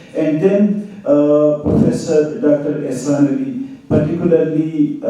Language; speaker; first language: English; non-native, local second language; Urdu